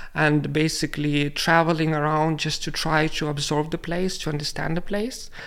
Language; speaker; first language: English; non-native, fluent; Lithuanian